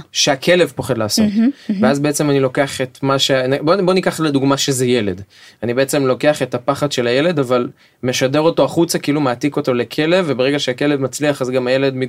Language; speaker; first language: Hebrew; native; Hebrew